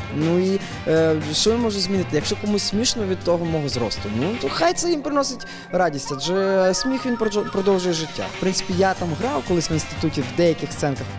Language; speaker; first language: Ukrainian; native; Ukrainian